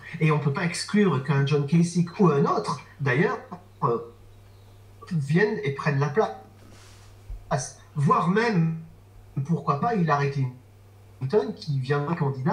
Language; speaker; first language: French; native; French